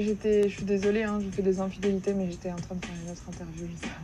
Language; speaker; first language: French; native; French